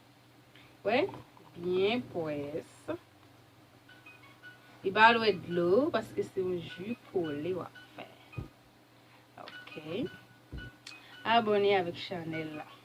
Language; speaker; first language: French; non-native, learner; Haitian Creole